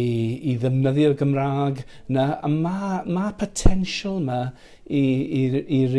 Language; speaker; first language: Welsh; non-native, fluent; English